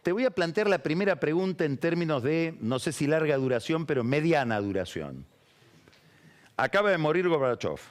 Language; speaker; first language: Spanish; native; Spanish